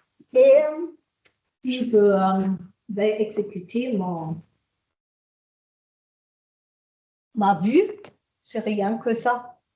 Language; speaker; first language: French; non-native, fluent; German